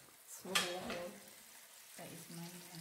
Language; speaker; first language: German; non-native, learner; Filipino